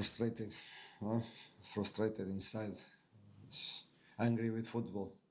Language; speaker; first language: English; non-native, fluent; Portuguese